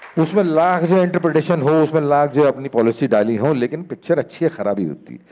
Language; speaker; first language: Hindi; native; Hindi